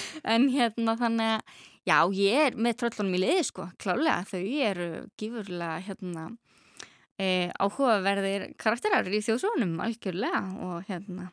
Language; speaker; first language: Icelandic; native; Icelandic